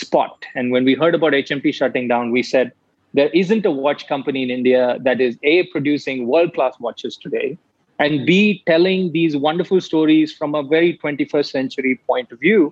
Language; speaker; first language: English; non-native, local second language; Tamil